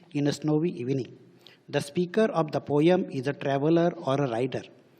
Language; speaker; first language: English; non-native, local second language; Marathi